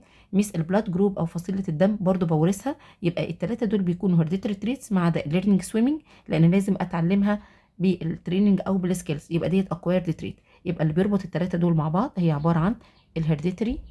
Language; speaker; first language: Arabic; native; Arabic